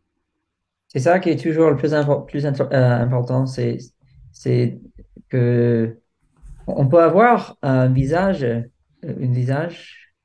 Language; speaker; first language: French; non-native, fluent; English